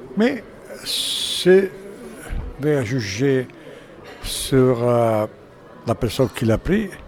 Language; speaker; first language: French; non-native, fluent; Italian